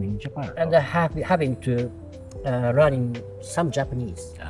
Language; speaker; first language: English; non-native, learner; Japanese